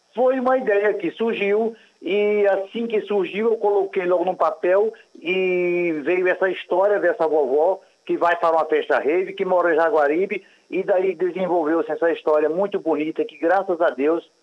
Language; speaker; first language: Portuguese; native; Portuguese